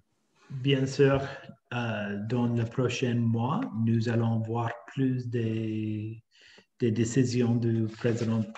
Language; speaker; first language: French; non-native, fluent; English